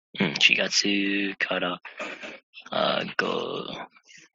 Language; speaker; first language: Japanese; non-native, learner; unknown